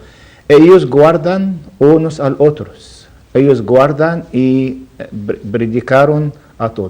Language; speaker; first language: Spanish; non-native, learner; Arabic